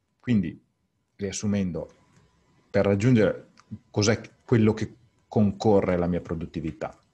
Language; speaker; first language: Italian; native; Italian